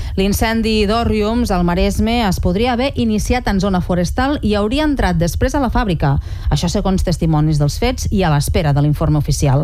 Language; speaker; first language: Catalan; native; Catalan